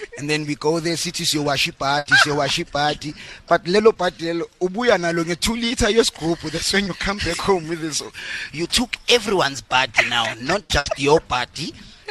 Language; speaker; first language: English; non-native, local second language; Zulu